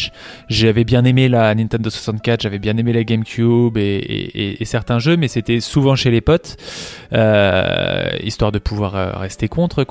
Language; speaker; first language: French; native; French